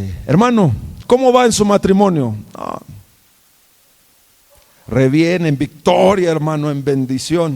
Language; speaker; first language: Spanish; native; Spanish